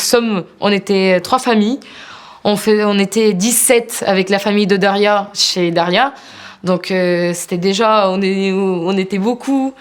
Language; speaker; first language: French; non-native, fluent; Ukrainian